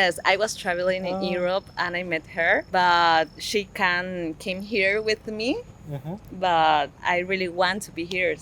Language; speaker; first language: English; non-native, fluent; Spanish